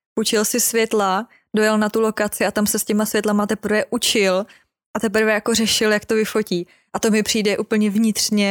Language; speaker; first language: Czech; native; Czech